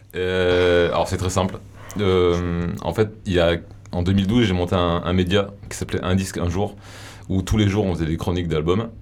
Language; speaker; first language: French; native; French